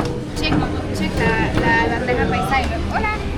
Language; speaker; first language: Spanish; non-native, learner; French